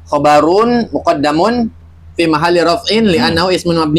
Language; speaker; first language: Arabic; non-native, learner; Indonesian